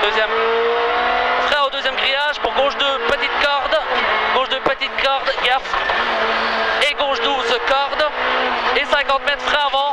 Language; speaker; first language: French; native; French